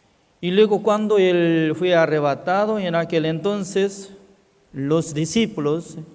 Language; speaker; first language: Spanish; non-native, fluent; Korean